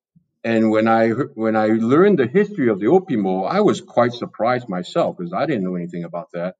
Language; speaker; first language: English; non-native, local second language; Cantonese